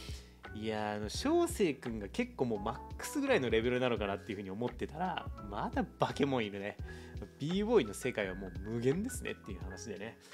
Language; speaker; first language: Japanese; native; Japanese